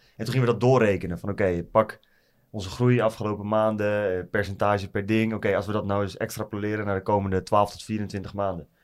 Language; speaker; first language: Dutch; native; Dutch